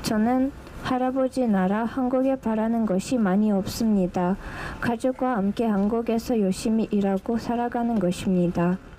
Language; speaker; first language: Korean; non-native, fluent; Russian